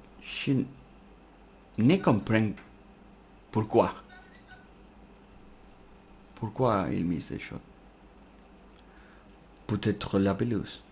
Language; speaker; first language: French; non-native, learner; Spanish